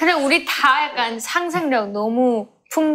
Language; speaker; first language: Korean; non-native, fluent; Chinese